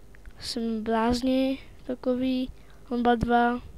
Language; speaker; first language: Czech; native; Czech